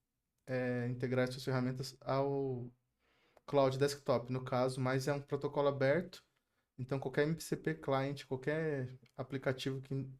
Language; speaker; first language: Portuguese; native; Portuguese